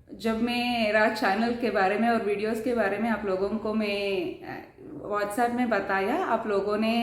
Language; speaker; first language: Hindi; non-native, local second language; Kannada